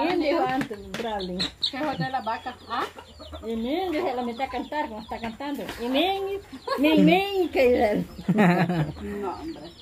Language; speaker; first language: Spanish; native; Spanish